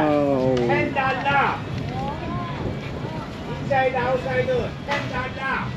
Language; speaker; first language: English; non-native, learner; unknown